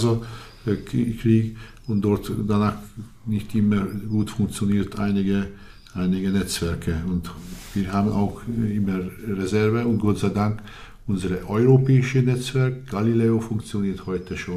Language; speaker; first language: German; non-native, learner; Hungarian